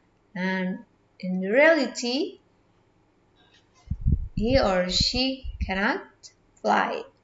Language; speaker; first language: English; non-native, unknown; Indonesian